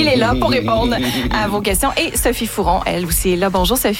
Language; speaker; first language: French; native; French